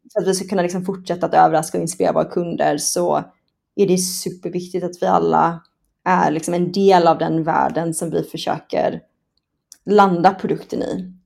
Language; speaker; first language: Swedish; early bilingual, other home language; Persian